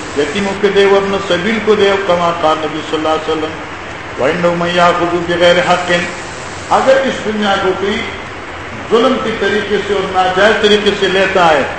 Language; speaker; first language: Urdu; non-native, local second language; Pashto